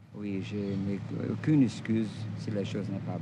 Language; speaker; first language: French; non-native, fluent; Portuguese